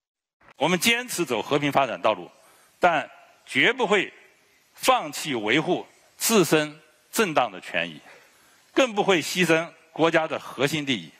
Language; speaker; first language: Chinese; native; Chinese